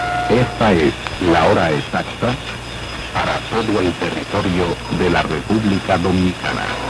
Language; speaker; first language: Spanish; native; Spanish